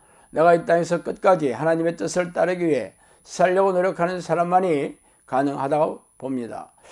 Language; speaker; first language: Korean; native; Korean